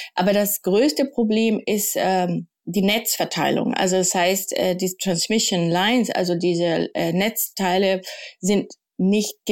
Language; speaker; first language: German; non-native, fluent; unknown